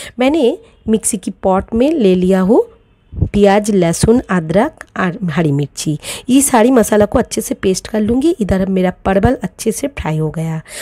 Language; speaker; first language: Hindi; non-native, local second language; Bangla